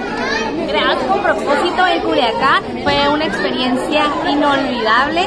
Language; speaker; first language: Spanish; native; Spanish